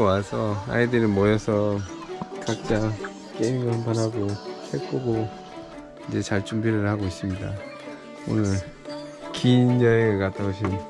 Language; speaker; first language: Korean; native; Korean